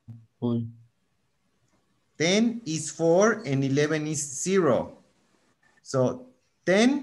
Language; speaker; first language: English; non-native, fluent; Spanish